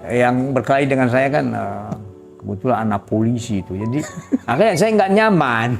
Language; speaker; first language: Indonesian; non-native, local second language; Nias